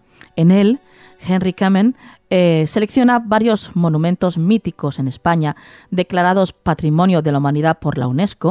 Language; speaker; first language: Spanish; native; Spanish